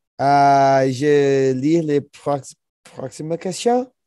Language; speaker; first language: French; non-native, learner; Portuguese